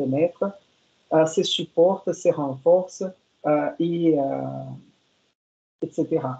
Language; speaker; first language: French; non-native, fluent; Portuguese